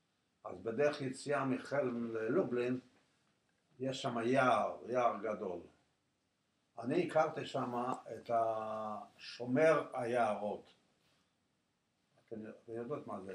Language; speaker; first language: Hebrew; non-native, fluent; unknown